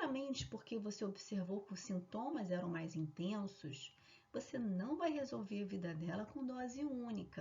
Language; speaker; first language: Portuguese; native; Portuguese